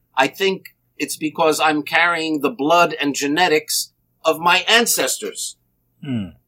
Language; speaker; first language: English; native; English